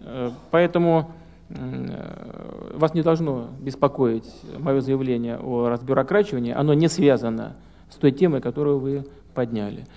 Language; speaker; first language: Russian; native; Russian